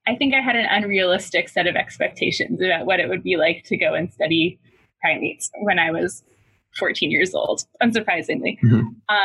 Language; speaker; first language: English; native; English